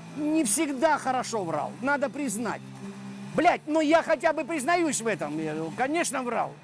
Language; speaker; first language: Russian; non-native, local second language; Georgian